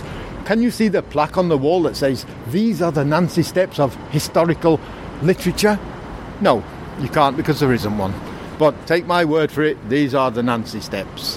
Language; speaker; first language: English; native; English